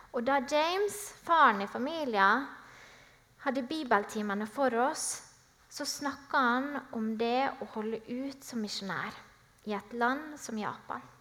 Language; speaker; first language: Norwegian; native; Norwegian